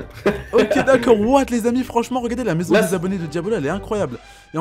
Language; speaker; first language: French; native; French